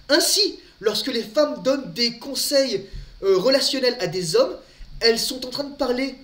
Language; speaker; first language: French; native; French